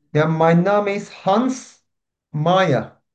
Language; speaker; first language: German; non-native, learner; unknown